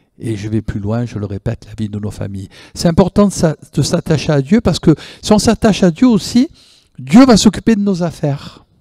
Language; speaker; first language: French; native; French